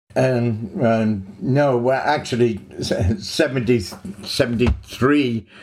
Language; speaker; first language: English; native; English